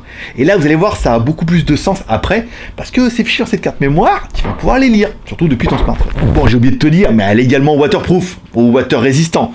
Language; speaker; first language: French; native; French